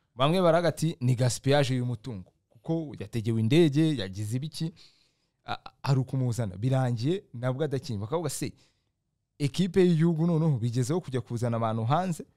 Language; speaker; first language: Kinyarwanda; native; Kinyarwanda